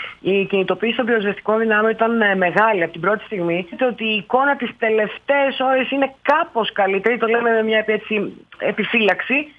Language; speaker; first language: Greek; native; Greek